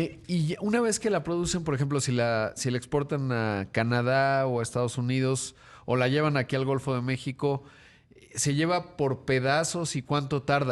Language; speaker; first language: Spanish; native; Spanish